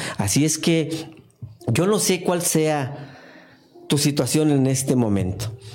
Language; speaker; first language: Spanish; non-native, fluent; English